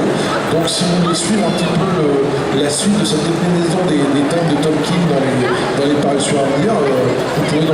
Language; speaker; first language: French; native; French